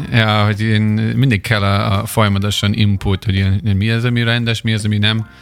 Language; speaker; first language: Hungarian; non-native, fluent; English